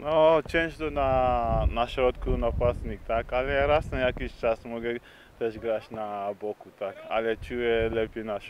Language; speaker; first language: Polish; non-native, learner; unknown